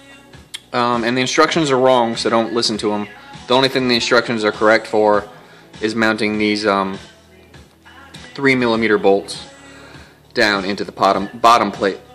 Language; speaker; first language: English; native; English